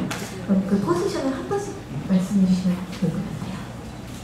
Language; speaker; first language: Korean; native; Korean